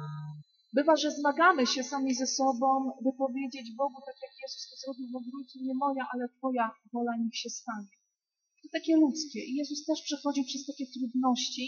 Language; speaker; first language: Polish; native; Polish